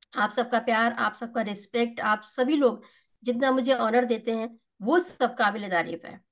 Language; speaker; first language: Hindi; native; Hindi